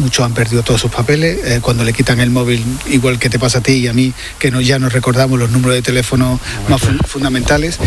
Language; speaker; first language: Spanish; native; Spanish